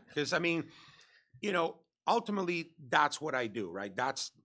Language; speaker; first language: English; early bilingual, other home language; Spanish